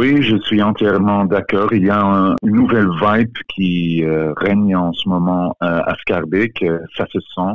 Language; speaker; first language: French; non-native, local second language; Dutch